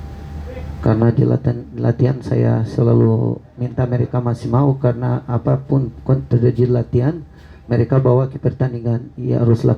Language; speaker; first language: Indonesian; non-native, fluent; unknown